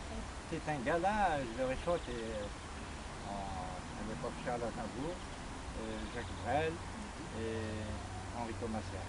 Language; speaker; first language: French; non-native, local second language; Kabyle